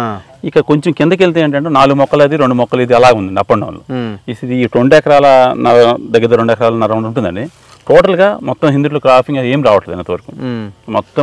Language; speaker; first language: Telugu; native; Telugu